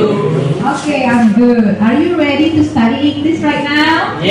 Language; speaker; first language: English; non-native, learner; Indonesian